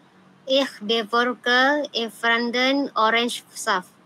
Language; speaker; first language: German; non-native, learner; Malay